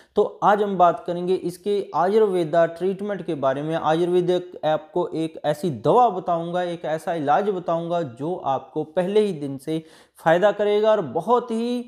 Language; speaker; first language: Hindi; native; Hindi